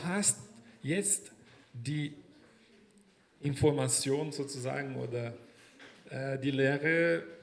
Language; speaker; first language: German; non-native, fluent; Portuguese